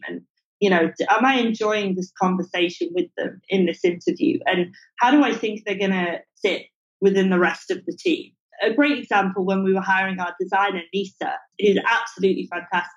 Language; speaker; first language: English; native; English